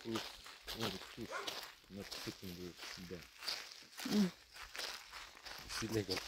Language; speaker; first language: English; non-native, learner; Romanian